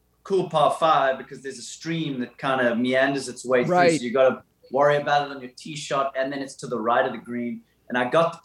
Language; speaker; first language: English; native; English